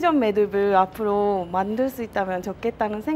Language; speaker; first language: Korean; non-native, fluent; Japanese